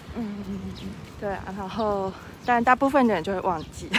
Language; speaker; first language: Chinese; native; Chinese